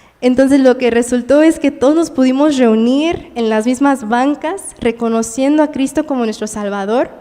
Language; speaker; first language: Spanish; early bilingual, heritage; Spanish